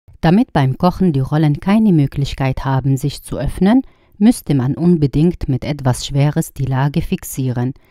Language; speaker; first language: German; non-native, fluent; Arabic